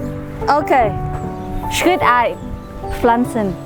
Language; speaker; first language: German; non-native, learner; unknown